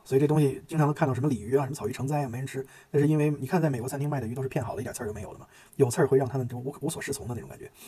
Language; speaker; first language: Chinese; native; Chinese